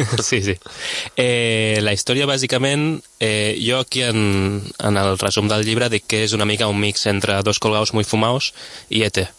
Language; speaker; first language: Catalan; non-native, local second language; Spanish